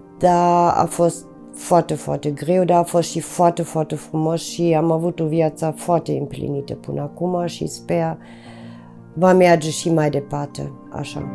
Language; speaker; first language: Romanian; non-native, fluent; German